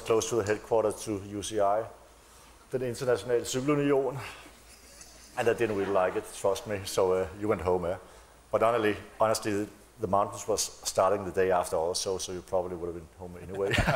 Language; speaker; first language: English; non-native, fluent; Danish